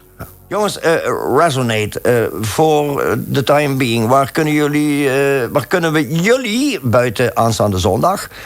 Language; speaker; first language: Dutch; native; Dutch